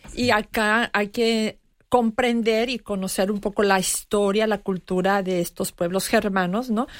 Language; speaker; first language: Spanish; native; Spanish